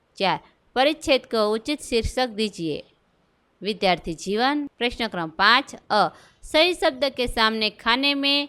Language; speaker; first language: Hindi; non-native, local second language; Gujarati